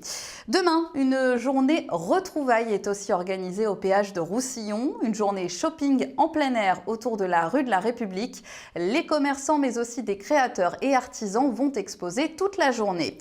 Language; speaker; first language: French; native; French